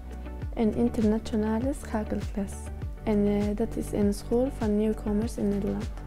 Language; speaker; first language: Dutch; non-native, learner; Arabic